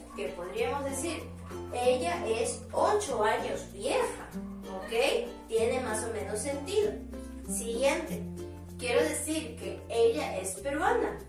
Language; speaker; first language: Spanish; native; Spanish